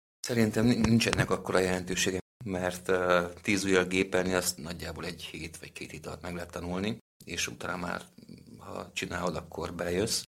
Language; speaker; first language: Hungarian; native; Hungarian